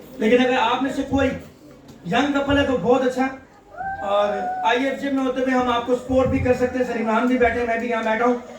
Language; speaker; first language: Urdu; non-native, local second language; Punjabi